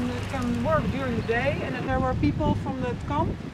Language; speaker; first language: English; non-native, fluent; Dutch